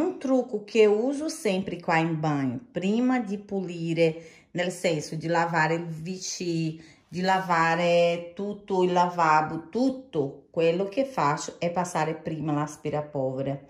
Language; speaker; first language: Italian; non-native, fluent; Portuguese